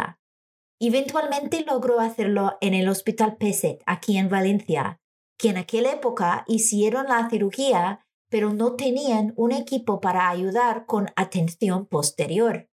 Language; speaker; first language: Spanish; non-native, fluent; English